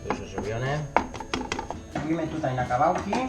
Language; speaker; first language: Polish; non-native, learner; Spanish